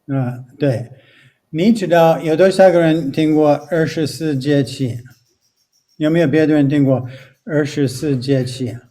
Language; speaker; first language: Chinese; non-native, fluent; English